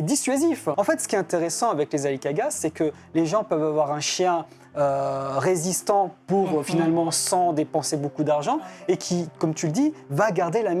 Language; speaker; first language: French; native; French